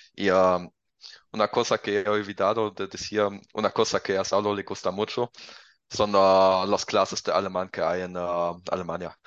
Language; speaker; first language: Spanish; non-native, learner; German